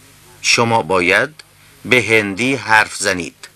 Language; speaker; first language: Persian; non-native, fluent; Urdu